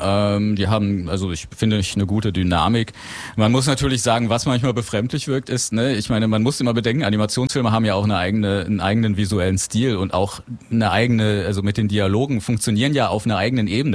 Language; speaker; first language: German; native; German